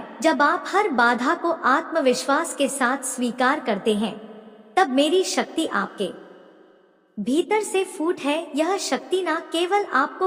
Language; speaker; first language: Hindi; native; Hindi